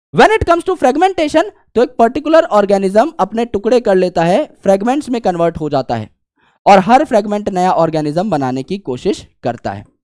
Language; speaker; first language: Hindi; native; Hindi